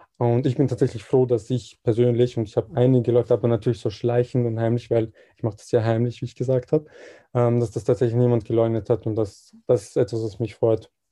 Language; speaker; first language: German; early bilingual, other home language; Serbian